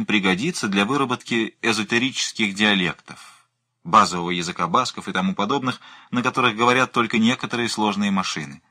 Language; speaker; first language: Russian; native; Russian